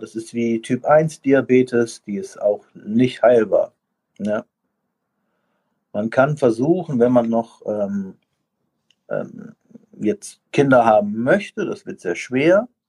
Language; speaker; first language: German; native; German